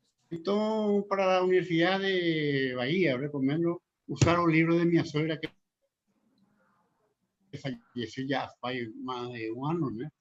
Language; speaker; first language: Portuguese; non-native, local second language; Spanish